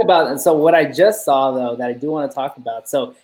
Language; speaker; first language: English; early bilingual, other home language; Spanish